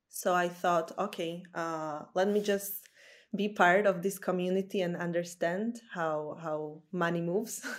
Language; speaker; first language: English; non-native, fluent; Slovak